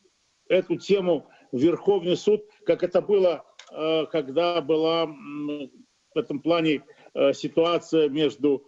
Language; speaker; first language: Russian; native; Russian